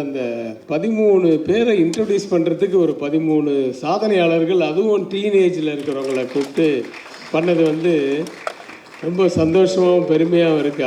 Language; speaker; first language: Tamil; native; Tamil